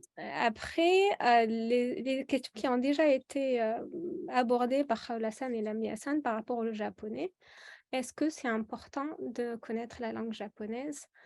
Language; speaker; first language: French; non-native, local second language; Arabic